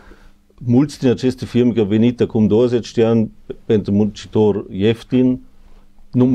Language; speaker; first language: Romanian; non-native, learner; German